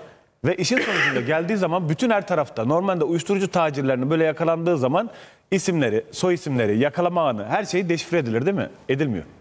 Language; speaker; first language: Turkish; native; Turkish